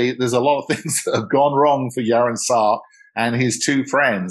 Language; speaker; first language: English; native; English